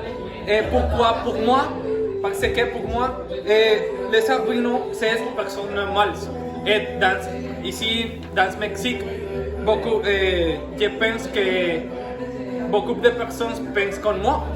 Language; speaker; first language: French; non-native, learner; Spanish